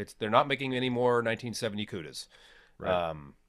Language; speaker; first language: English; native; English